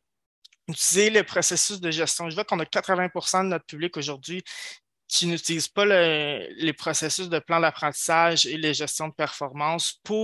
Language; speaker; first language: French; native; French